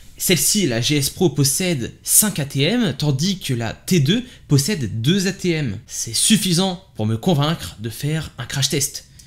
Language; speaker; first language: French; native; French